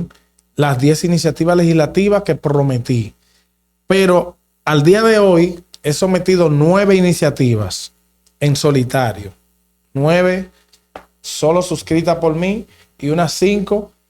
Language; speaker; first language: Spanish; native; Spanish